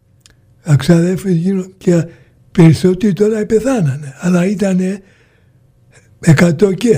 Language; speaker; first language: Greek; early bilingual, heritage; Greek